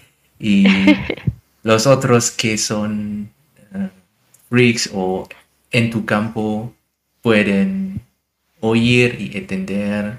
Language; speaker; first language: Spanish; non-native, learner; German